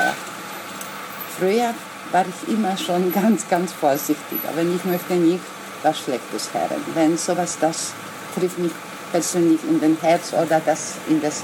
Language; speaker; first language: German; non-native, learner; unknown